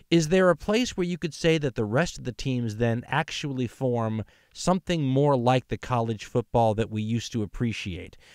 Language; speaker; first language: English; native; English